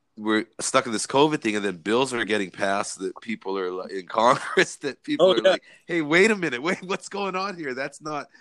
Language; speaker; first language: English; native; English